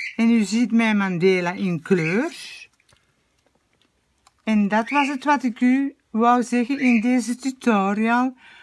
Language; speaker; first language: Dutch; native; Dutch